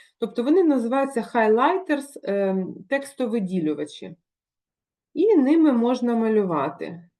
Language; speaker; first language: Ukrainian; non-native, local second language; Russian